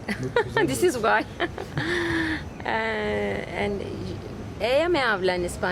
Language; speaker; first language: Spanish; early bilingual, heritage; Ladino